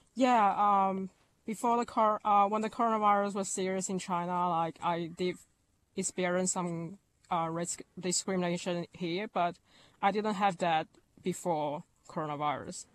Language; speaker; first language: English; non-native, fluent; Chinese